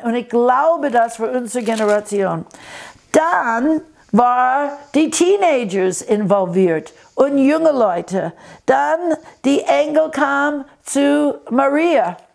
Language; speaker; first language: German; non-native, fluent; English